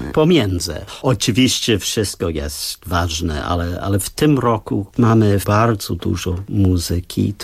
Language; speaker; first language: Polish; non-native, fluent; English